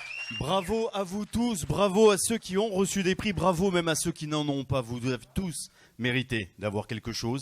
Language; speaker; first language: French; native; French